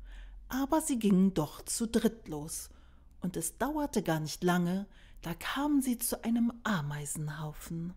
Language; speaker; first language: German; native; German